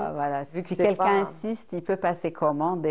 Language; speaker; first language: French; non-native, local second language; Arabic